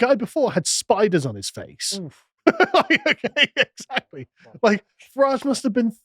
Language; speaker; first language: English; native; English